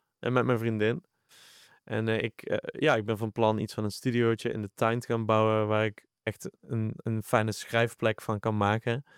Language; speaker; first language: Dutch; native; Dutch